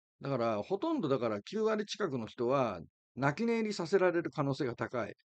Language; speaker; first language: Japanese; native; Japanese